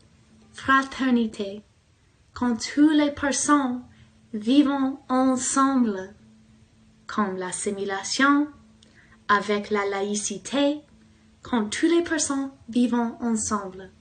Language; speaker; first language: French; non-native, learner; English